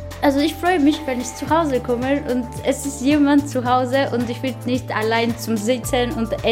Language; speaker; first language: German; non-native, learner; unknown